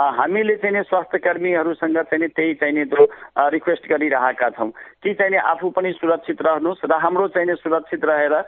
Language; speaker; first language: Nepali; non-native, local second language; Maithili